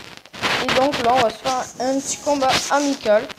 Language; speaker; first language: French; native; French